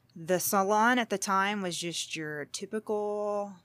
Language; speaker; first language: English; native; English